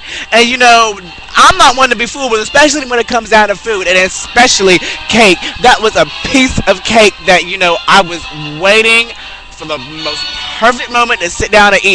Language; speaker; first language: English; native; English